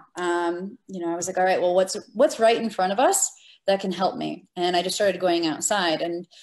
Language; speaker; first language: English; native; English